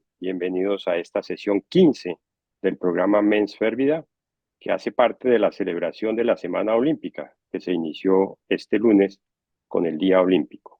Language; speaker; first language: Spanish; native; Spanish